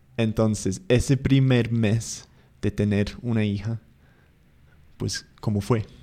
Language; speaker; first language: Spanish; non-native, fluent; English